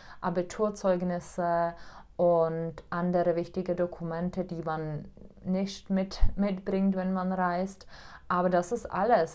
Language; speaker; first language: German; non-native, fluent; Czech